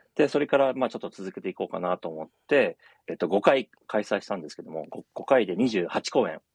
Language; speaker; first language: Japanese; native; Japanese